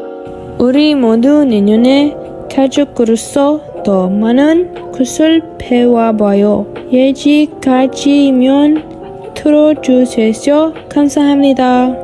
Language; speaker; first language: Korean; non-native, learner; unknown